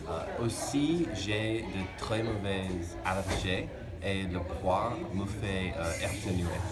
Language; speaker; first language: French; non-native, learner; English